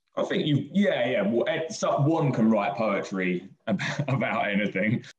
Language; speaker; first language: English; native; English